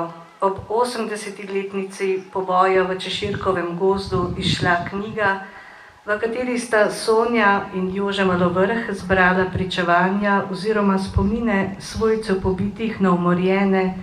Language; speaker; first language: Slovenian; native; Slovenian